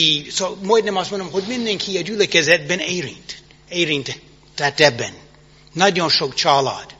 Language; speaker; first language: Hungarian; non-native, fluent; English